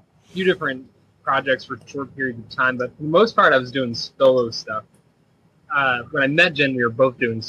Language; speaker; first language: English; native; English